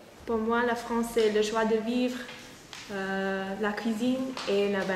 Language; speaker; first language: French; non-native, fluent; Japanese